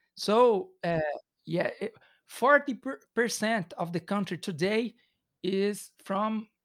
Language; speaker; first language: English; non-native, learner; Portuguese